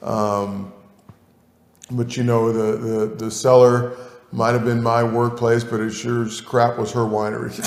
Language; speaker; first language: English; native; English